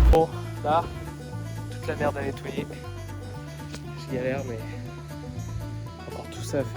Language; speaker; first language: French; native; French